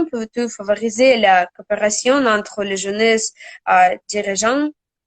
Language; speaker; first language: French; non-native, learner; Russian